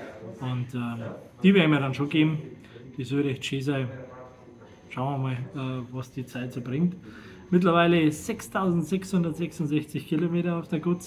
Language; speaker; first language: German; native; German